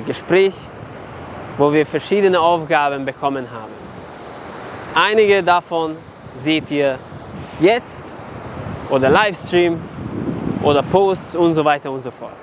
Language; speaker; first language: German; non-native, fluent; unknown